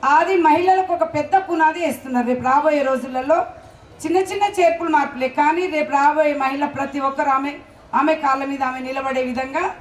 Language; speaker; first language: Telugu; native; Telugu